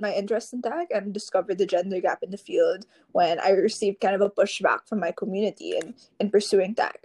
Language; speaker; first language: English; non-native, local second language; Filipino